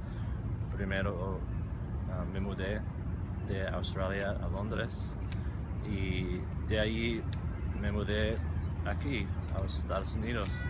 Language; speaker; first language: Spanish; non-native, fluent; English